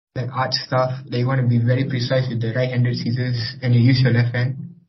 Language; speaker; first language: English; non-native, local second language; Tamil